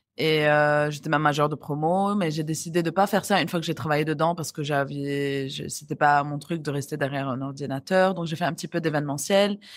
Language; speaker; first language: French; non-native, local second language; Arabic